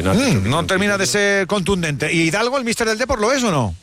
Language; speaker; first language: Spanish; native; Spanish